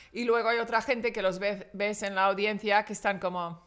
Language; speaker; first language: Spanish; early bilingual, heritage; Spanish